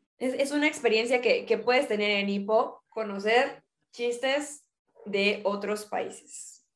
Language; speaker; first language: Spanish; native; Spanish